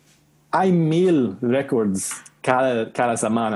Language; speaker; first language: Spanish; non-native, learner; English